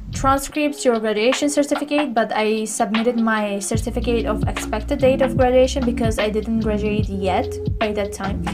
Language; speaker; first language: English; non-native, fluent; Tajik